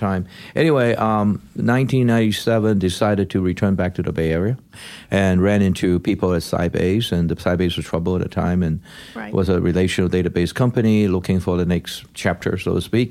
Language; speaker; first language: English; non-native, local second language; Cantonese